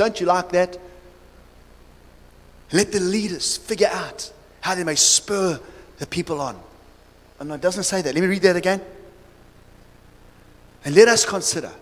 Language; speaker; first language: English; native; English